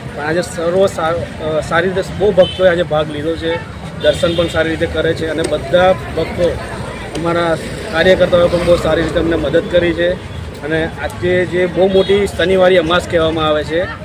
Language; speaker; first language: Gujarati; native; Gujarati